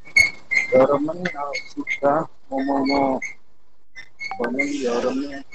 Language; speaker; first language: Korean; non-native, learner; Indonesian